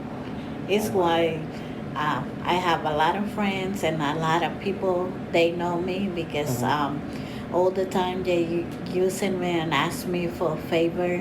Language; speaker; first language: English; non-native, learner; Spanish